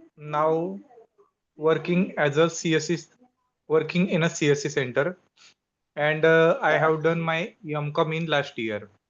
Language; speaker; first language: English; non-native, learner; Hindi